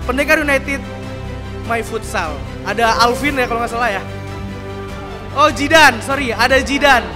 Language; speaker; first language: Indonesian; native; Indonesian